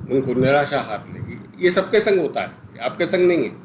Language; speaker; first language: Hindi; native; Hindi